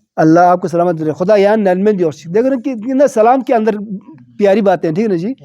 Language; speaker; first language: Urdu; non-native, local second language; Balti